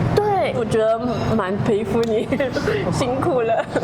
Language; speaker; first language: Chinese; native; Chinese